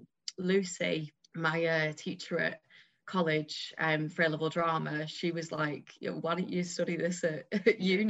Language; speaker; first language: English; native; English